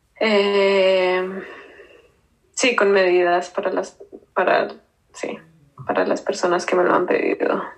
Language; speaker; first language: Spanish; native; Spanish